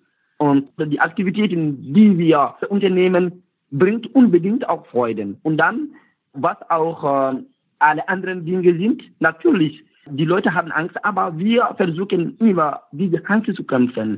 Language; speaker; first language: German; non-native, learner; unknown